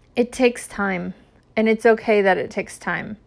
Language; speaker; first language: English; native; English